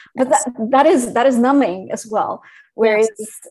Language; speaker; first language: English; non-native, fluent; Arabic